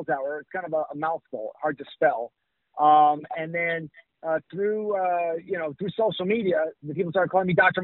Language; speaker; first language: English; native; English